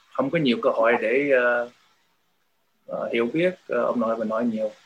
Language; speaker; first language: Vietnamese; early bilingual, heritage; Vietnamese